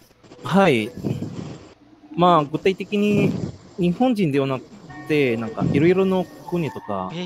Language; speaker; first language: Japanese; non-native, learner; Filipino